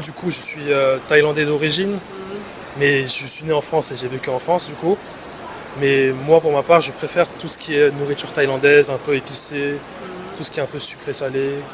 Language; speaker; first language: French; early bilingual, other home language; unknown